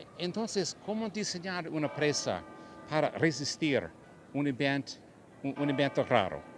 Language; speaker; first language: Spanish; non-native, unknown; English